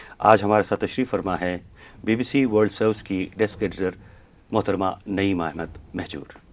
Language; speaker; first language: Urdu; non-native, local second language; Kashmiri